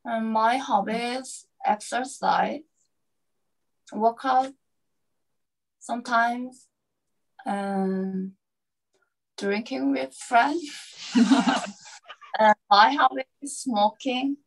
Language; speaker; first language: English; non-native, learner; Korean